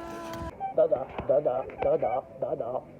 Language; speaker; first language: Russian; non-native, local second language; Kazakh